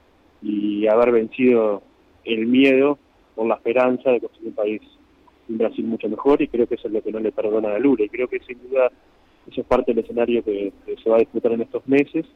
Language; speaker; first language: Spanish; native; Spanish